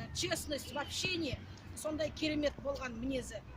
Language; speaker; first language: Russian; non-native, local second language; Kazakh